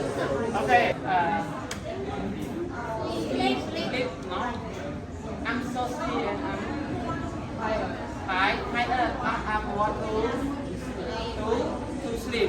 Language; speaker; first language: English; non-native, learner; Khmer